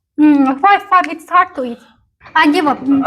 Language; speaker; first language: English; non-native, learner; Turkish